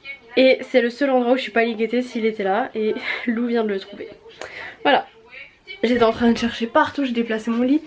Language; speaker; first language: French; native; French